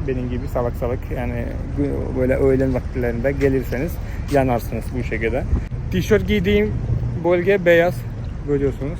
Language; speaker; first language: Turkish; non-native, fluent; Malayalam